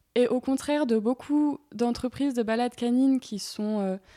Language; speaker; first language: French; native; French